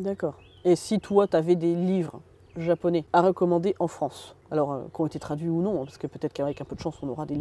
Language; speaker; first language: French; native; French